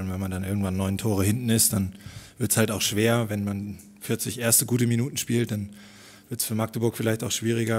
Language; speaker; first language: German; native; German